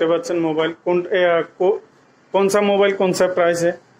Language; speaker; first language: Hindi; non-native, learner; Bangla